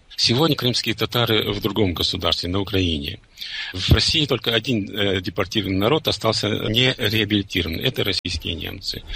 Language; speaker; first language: Russian; non-native, local second language; German